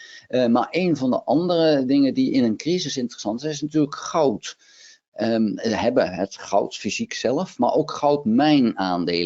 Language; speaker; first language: Dutch; native; Dutch